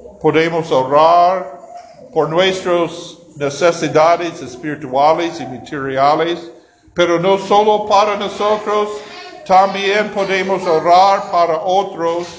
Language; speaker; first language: Spanish; non-native, learner; English